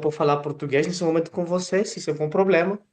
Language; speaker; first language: Portuguese; non-native, fluent; Spanish